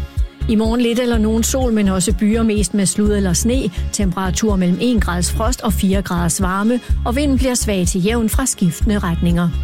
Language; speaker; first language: Danish; native; Danish